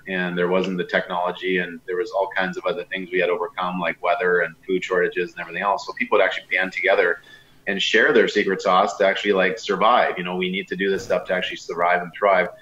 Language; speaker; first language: English; native; English